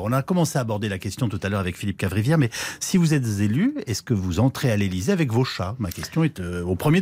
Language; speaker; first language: French; native; French